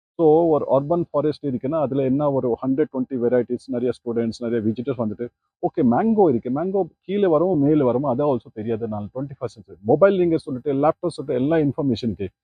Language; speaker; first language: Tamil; non-native, learner; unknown